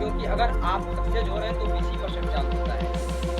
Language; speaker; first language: Hindi; native; Hindi